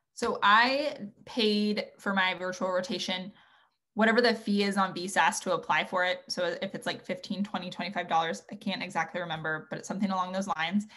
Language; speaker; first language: English; native; English